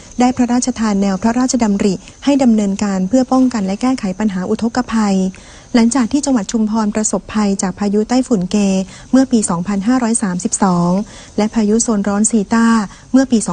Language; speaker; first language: Thai; native; Thai